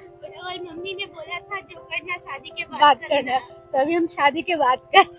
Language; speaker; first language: Hindi; non-native, local second language; Bangla